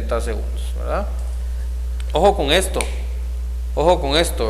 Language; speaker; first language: Spanish; native; Spanish